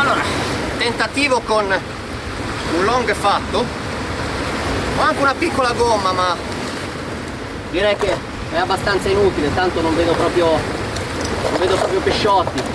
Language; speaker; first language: Italian; native; Italian